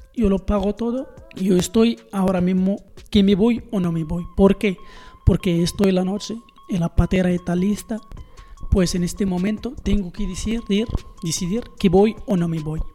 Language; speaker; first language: Spanish; non-native, learner; Arabic